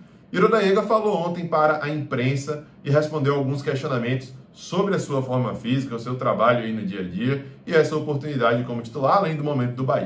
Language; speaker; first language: Portuguese; native; Portuguese